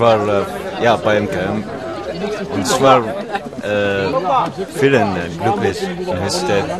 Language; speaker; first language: German; non-native, learner; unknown